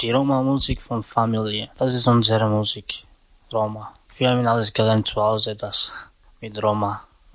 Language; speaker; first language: German; non-native, learner; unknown